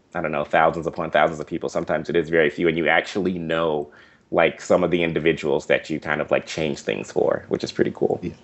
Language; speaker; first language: English; native; English